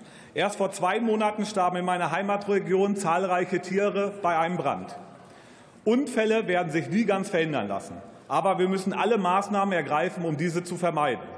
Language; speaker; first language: German; native; German